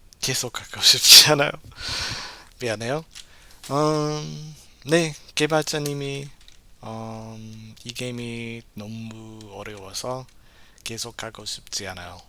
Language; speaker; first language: Korean; non-native, learner; English